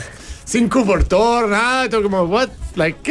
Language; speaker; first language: Spanish; non-native, fluent; English